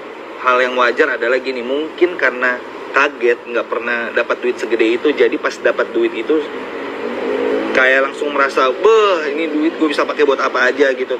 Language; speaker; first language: Indonesian; native; Indonesian